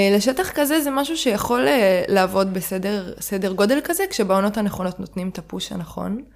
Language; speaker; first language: Hebrew; native; Hebrew